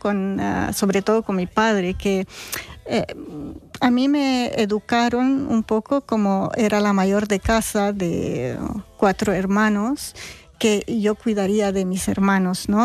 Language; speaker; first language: Spanish; non-native, fluent; Arabic